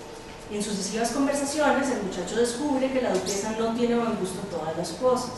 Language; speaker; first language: Spanish; native; Spanish